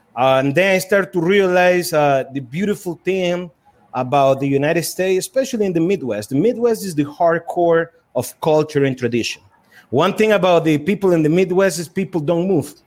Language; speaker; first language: English; non-native, fluent; Spanish